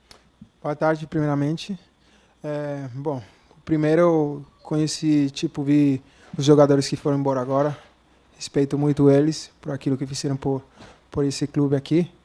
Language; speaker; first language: Portuguese; non-native, learner; Spanish